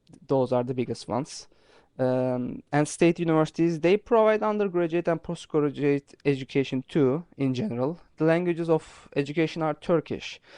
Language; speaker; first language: English; non-native, fluent; Turkish